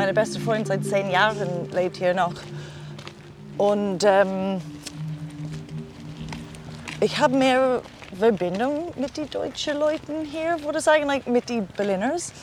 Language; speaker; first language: German; non-native, learner; English